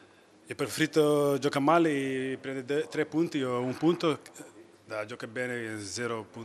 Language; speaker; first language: Italian; non-native, learner; Dutch